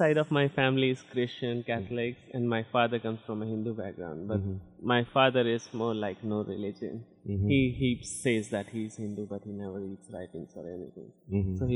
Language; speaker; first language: English; non-native, local second language; Hindi